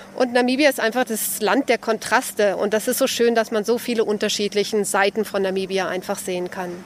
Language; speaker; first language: German; native; German